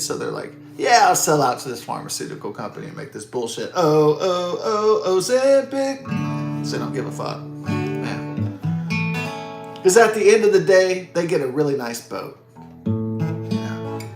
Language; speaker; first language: English; native; English